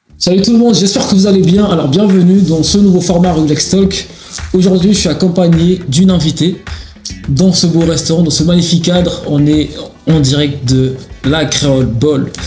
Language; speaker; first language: French; non-native, local second language; Lingala